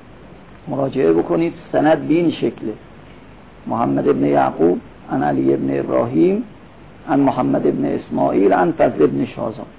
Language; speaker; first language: Persian; native; Persian